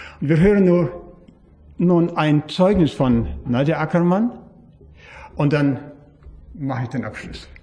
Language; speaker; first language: German; native; German